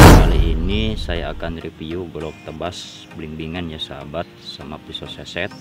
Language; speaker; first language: Indonesian; non-native, local second language; Sundanese